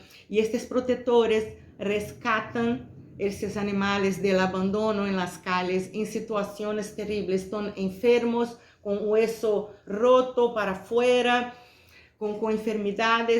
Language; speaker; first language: Spanish; non-native, fluent; Portuguese